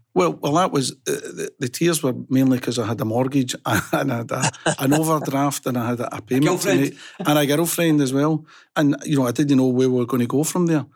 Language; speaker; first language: English; native; English